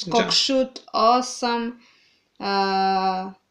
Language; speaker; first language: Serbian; non-native, learner; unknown